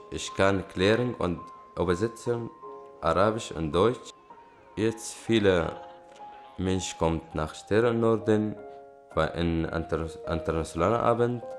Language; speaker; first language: German; non-native, learner; Arabic